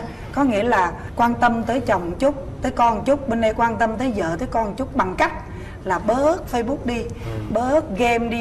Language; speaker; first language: Vietnamese; native; Vietnamese